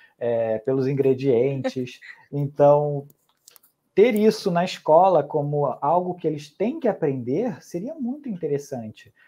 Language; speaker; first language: Portuguese; native; Portuguese